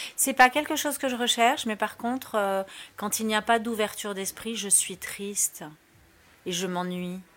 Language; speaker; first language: French; early bilingual, other home language; Spanish